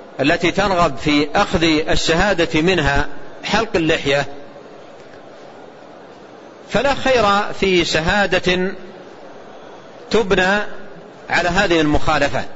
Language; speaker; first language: Arabic; native; Arabic